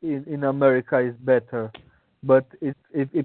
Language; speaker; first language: English; non-native, fluent; Romanian